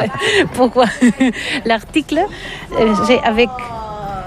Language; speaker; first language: French; non-native, learner; Catalan